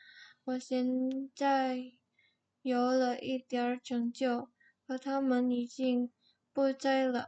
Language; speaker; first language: Chinese; non-native, learner; Indonesian